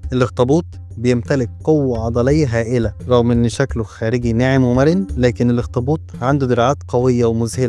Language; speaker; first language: Arabic; native; Arabic